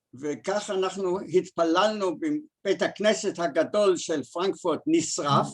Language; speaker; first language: Hebrew; early bilingual, other home language; German